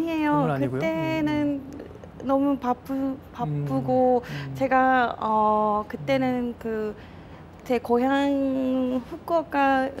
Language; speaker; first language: Korean; non-native, fluent; Japanese